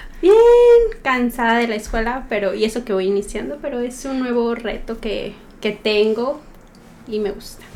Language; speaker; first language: Spanish; native; Spanish